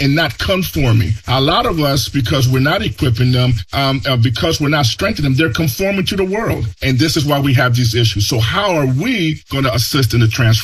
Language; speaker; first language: English; early bilingual, other home language; Spanish